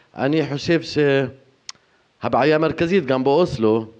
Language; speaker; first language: Hebrew; non-native, fluent; Arabic